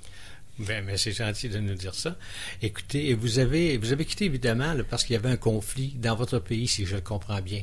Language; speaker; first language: French; native; French